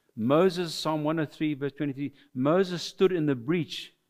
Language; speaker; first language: English; non-native, fluent; French